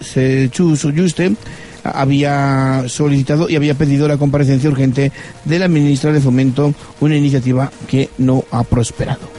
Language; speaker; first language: Spanish; native; Spanish